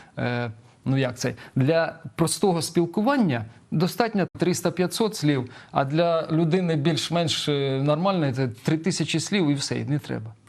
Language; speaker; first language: Ukrainian; non-native, local second language; Russian